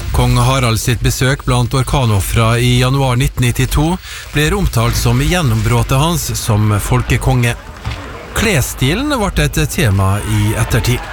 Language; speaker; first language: Norwegian; native; Norwegian